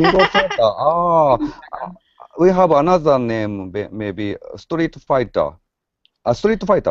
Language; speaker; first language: English; non-native, learner; Japanese